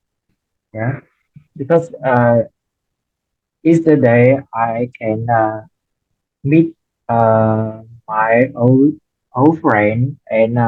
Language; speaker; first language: English; non-native, learner; Vietnamese